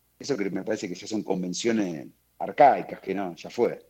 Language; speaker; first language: Spanish; native; Spanish